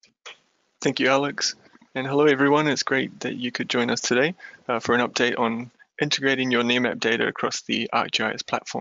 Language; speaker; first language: English; native; English